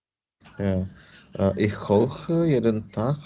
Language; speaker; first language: German; non-native, learner; Indonesian